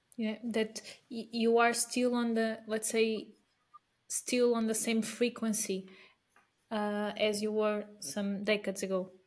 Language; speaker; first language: English; non-native, fluent; Portuguese